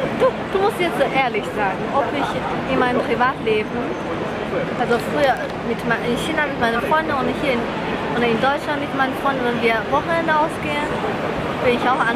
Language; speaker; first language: German; non-native, fluent; Chinese